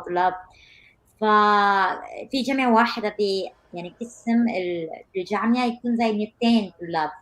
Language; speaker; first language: Arabic; non-native, fluent; Korean